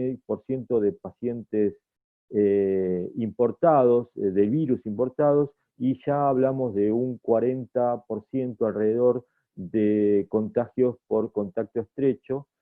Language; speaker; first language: Spanish; native; Spanish